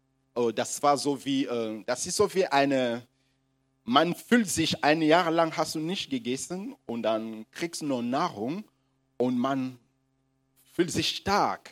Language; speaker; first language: German; non-native, fluent; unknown